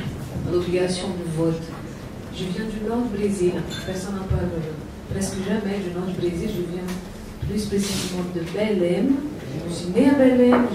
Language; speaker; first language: French; non-native, fluent; Portuguese